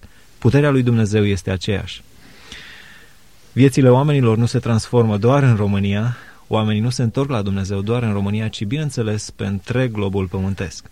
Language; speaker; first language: Romanian; native; Romanian